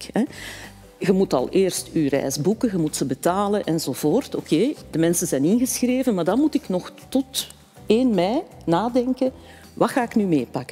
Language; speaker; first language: Dutch; native; Dutch